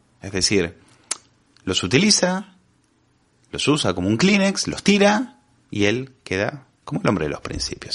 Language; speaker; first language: Spanish; native; Spanish